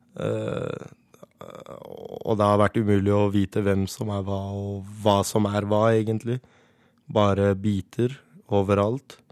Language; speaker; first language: Norwegian; early bilingual, other home language; Kurdish